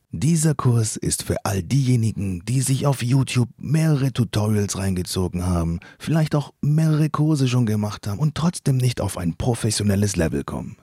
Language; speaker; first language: German; native; German